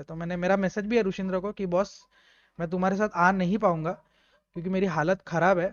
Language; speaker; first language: Hindi; native; Hindi